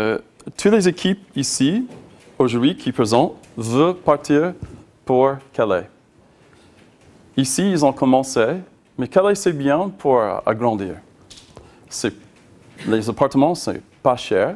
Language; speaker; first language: French; non-native, learner; English